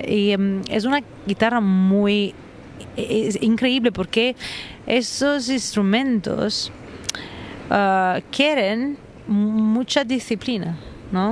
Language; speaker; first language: Spanish; non-native, fluent; Italian